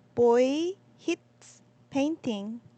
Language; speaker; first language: English; non-native, learner; Korean